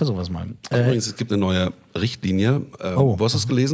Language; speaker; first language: German; native; German